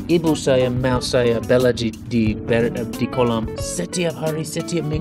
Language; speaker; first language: Indonesian; non-native, learner; English